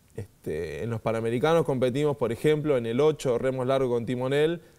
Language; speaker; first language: Spanish; native; Spanish